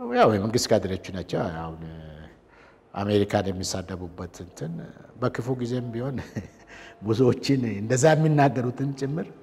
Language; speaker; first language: Amharic; non-native, local second language; Oromo